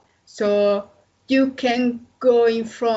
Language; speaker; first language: English; non-native, learner; Italian